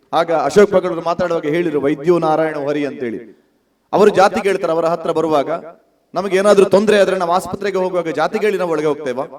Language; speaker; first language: Kannada; non-native, local second language; Tulu